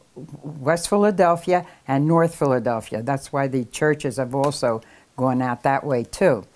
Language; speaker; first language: English; native; English